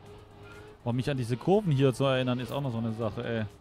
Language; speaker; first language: German; native; German